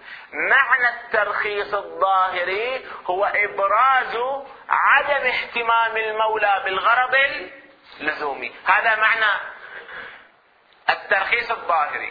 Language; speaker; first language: Arabic; native; Arabic